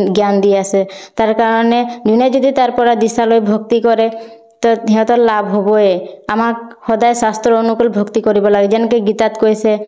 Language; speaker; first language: Assamese; non-native, local second language; Bodo